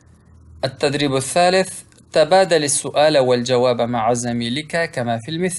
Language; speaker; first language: Arabic; non-native, local second language; Pashto